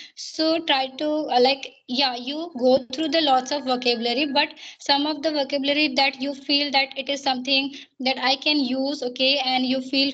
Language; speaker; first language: English; non-native, learner; Hindi